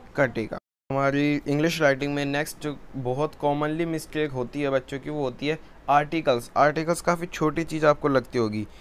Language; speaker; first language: Hindi; native; Hindi